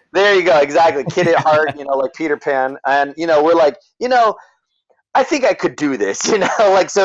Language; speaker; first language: English; native; English